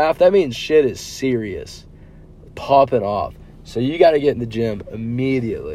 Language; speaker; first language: English; native; English